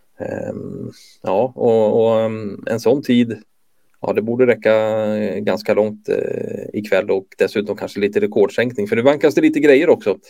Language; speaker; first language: Swedish; native; Swedish